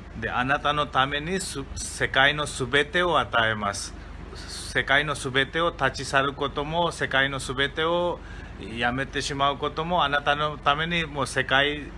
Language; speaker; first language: Japanese; non-native, fluent; Hindi